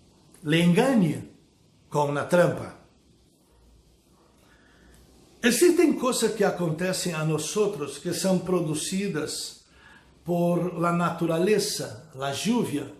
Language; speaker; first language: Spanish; non-native, fluent; Portuguese